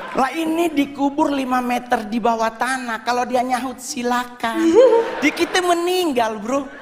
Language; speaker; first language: Indonesian; native; Indonesian